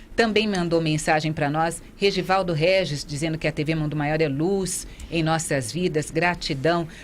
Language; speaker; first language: Portuguese; native; Portuguese